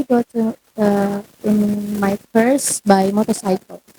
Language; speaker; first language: English; non-native, learner; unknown